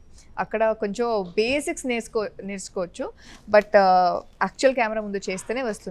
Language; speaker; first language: Telugu; non-native, local second language; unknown